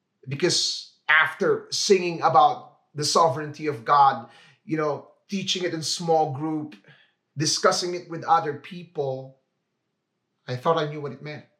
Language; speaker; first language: English; non-native, local second language; Filipino